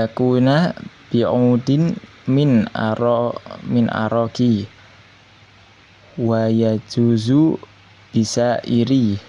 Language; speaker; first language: Arabic; non-native, learner; Indonesian